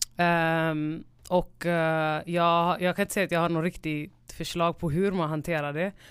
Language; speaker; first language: Swedish; early bilingual, other home language; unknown